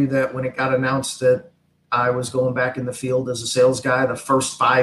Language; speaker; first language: English; native; English